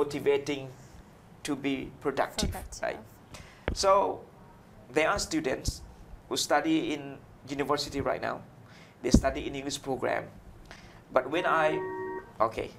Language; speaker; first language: English; non-native, fluent; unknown